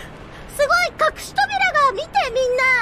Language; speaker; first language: Japanese; native; Japanese